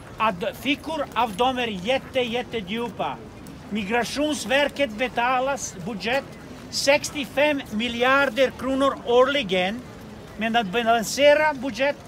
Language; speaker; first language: Swedish; non-native, fluent; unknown